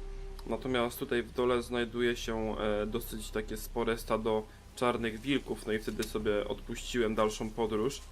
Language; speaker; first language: Polish; native; Polish